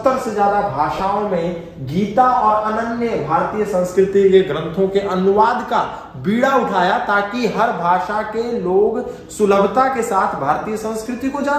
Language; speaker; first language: Hindi; native; Hindi